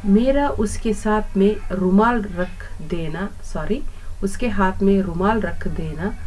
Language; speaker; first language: Hindi; non-native, local second language; Kannada